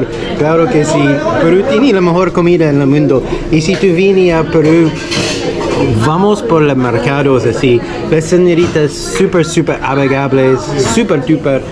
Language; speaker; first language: Spanish; non-native, learner; English